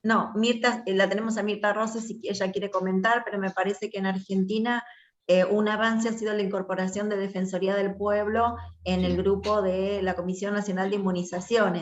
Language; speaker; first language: Spanish; native; Spanish